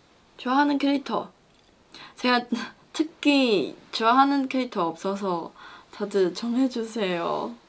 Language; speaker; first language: Korean; non-native, learner; Chinese